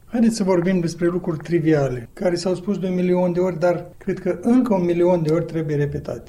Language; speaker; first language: Romanian; native; Romanian